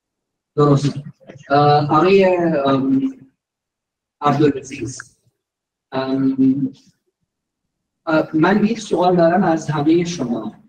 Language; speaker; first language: Persian; non-native, fluent; Urdu